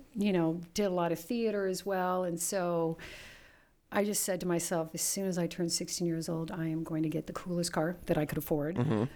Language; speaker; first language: English; early bilingual, other home language; Italian